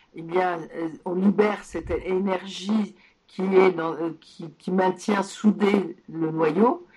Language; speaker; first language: French; early bilingual, other home language; Polish